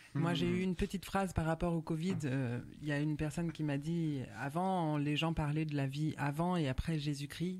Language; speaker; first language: French; native; French